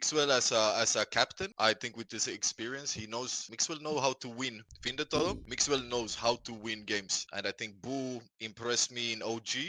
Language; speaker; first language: English; non-native, fluent; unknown